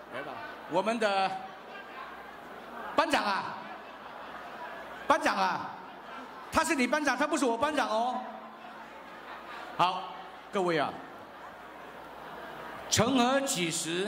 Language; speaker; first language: Chinese; early bilingual, heritage; Chinese